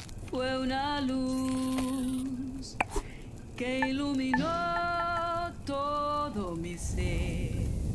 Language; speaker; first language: Spanish; native; Spanish